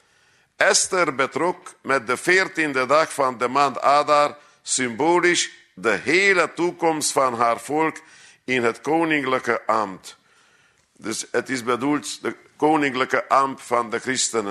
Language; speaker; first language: Dutch; non-native, fluent; Hungarian